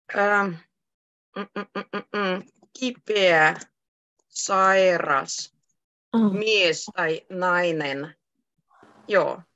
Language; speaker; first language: Finnish; native; Finnish